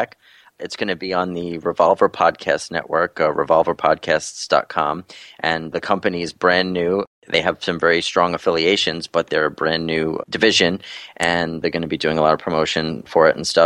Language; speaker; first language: English; native; English